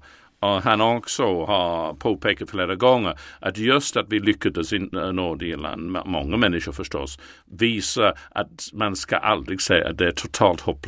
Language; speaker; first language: Swedish; non-native, fluent; English